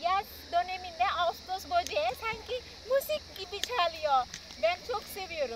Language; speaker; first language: Turkish; non-native, learner; Indonesian